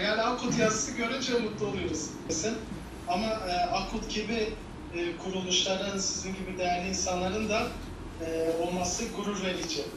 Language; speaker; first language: Turkish; native; Turkish